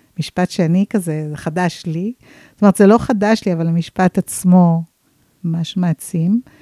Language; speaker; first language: Hebrew; non-native, fluent; English